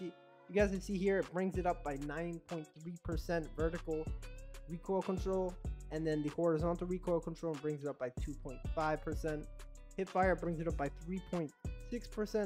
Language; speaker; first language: English; native; English